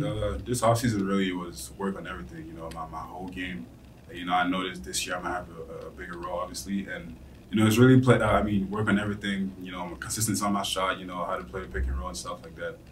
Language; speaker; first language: English; non-native, fluent; French